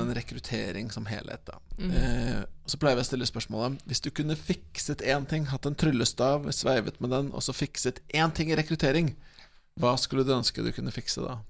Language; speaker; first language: Norwegian; native; Norwegian